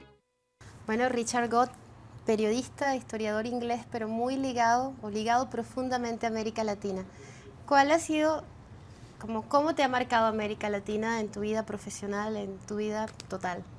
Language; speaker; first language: Spanish; native; Spanish